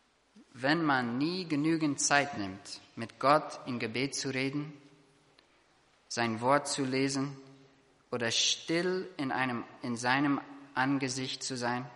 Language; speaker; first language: German; non-native, fluent; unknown